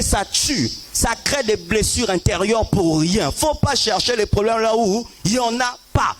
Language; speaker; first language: French; non-native, local second language; Lingala